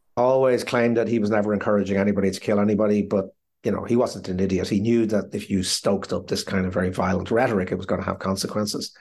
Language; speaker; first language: English; native; English